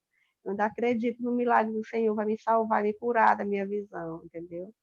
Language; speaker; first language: Portuguese; native; Portuguese